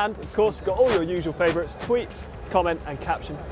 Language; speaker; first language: English; native; English